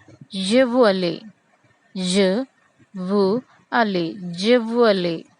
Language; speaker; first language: French; non-native, fluent; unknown